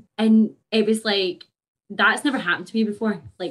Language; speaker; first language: English; native; English